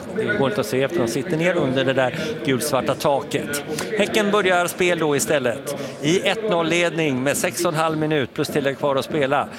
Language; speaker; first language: Swedish; native; Swedish